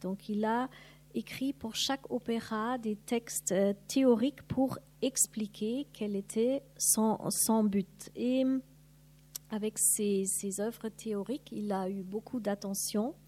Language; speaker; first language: French; non-native, fluent; German